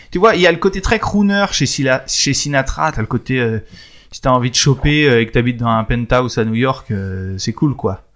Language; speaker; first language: French; native; French